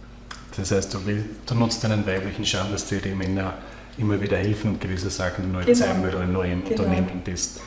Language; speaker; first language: German; native; German